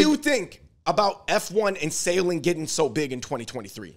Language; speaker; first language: English; native; English